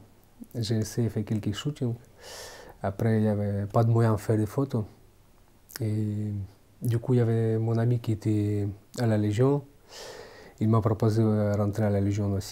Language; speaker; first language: French; non-native, fluent; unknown